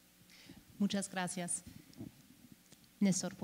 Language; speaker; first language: Spanish; non-native, fluent; German